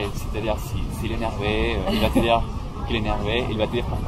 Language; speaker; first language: French; non-native, fluent; Spanish